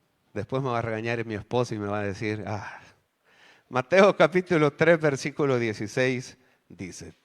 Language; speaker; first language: Spanish; native; Spanish